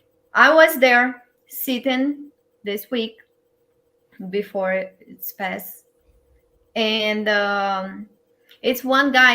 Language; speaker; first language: English; non-native, learner; Portuguese